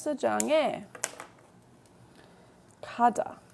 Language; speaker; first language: Korean; non-native, fluent; English